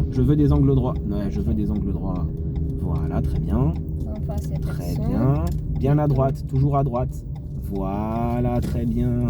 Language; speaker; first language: French; native; French